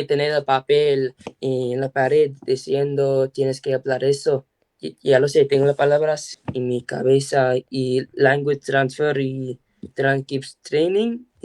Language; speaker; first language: Spanish; non-native, learner; English